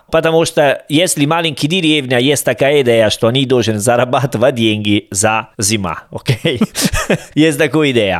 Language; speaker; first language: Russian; non-native, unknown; Italian